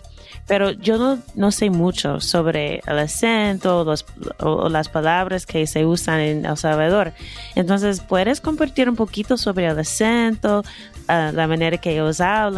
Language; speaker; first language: Spanish; non-native, fluent; English